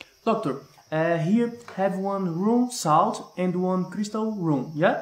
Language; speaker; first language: English; non-native, learner; Portuguese